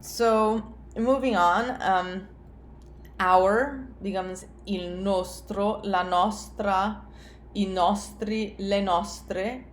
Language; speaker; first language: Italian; non-native, fluent; English